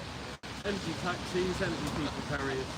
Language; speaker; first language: English; native; English